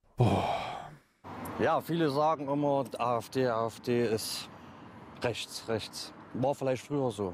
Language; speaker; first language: German; non-native, fluent; Arabic